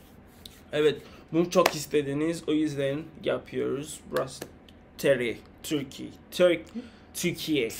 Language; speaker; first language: Turkish; non-native, fluent; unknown